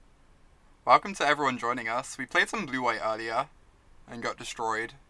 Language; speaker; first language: English; native; English